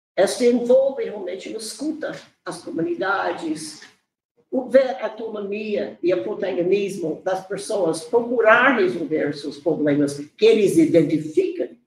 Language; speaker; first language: Portuguese; non-native, fluent; English